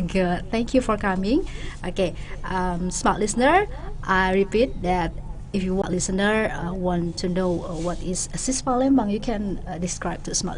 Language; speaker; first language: English; non-native, local second language; Indonesian